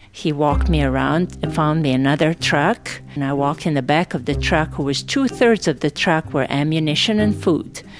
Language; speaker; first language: English; non-native, fluent; Serbian